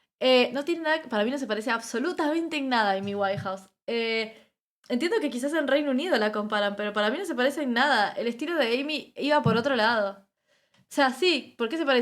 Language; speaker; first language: Spanish; native; Spanish